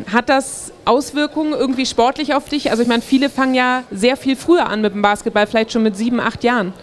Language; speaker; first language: German; native; German